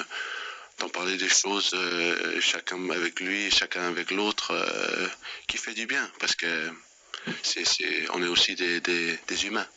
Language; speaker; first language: French; non-native, fluent; Danish